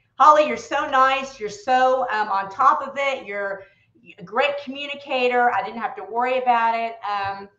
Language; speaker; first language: English; native; English